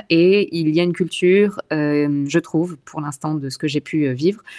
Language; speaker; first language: French; native; French